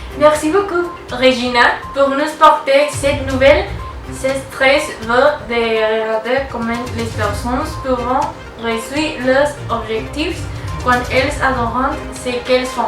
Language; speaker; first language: French; non-native, learner; Spanish